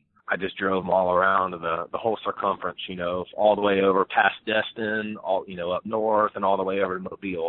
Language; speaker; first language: English; native; English